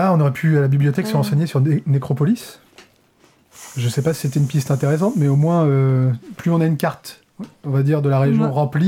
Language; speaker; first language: French; native; French